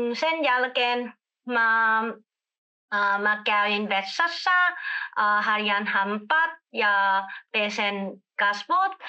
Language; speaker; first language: Finnish; non-native, learner; Vietnamese